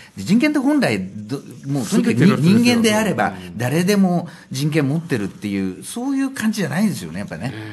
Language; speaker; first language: Japanese; native; Japanese